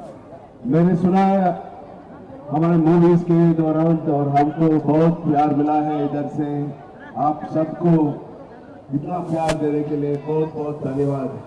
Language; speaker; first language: Hindi; non-native, local second language; Telugu